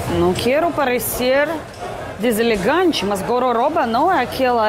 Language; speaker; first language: Portuguese; non-native, fluent; Russian